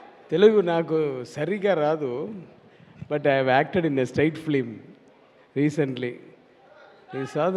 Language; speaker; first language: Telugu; non-native, learner; Tamil